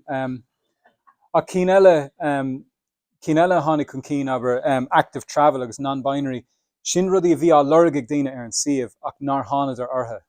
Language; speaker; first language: Irish; native; Irish